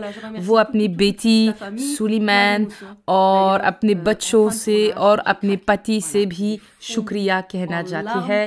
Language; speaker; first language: Hindi; non-native, fluent; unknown